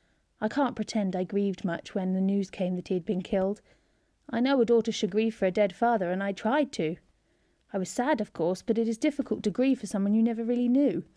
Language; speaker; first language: English; native; English